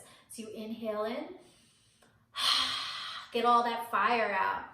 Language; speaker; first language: English; native; English